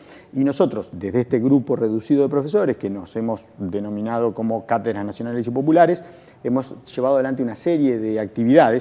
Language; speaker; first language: Spanish; native; Spanish